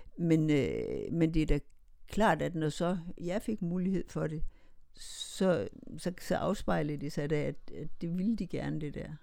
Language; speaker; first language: Danish; native; Danish